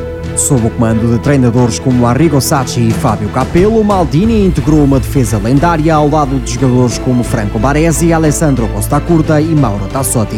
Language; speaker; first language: Portuguese; native; Portuguese